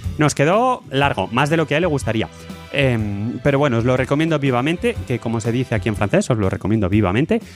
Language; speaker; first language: Spanish; native; Spanish